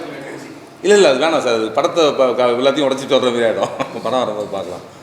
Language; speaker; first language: Tamil; native; Tamil